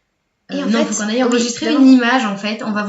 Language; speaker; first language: French; native; French